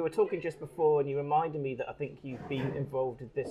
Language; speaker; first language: English; native; English